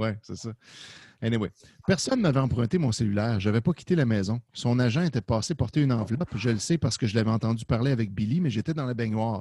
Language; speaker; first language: French; native; French